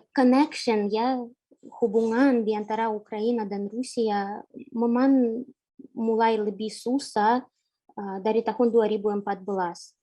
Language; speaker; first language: Indonesian; non-native, fluent; Ukrainian